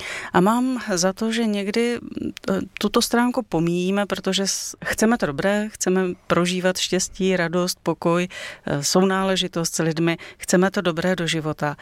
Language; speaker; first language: Czech; native; Czech